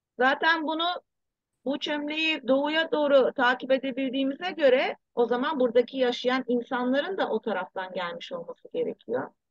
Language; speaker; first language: Turkish; early bilingual, heritage; Turkish